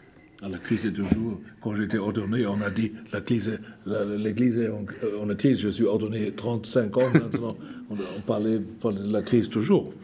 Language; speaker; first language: French; non-native, fluent; German